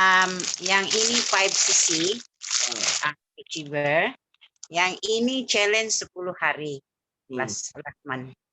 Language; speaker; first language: Malay; native; Malay